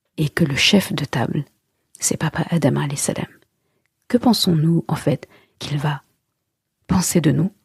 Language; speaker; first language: French; early bilingual, other home language; Wolof